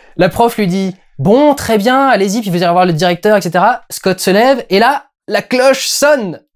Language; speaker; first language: French; native; French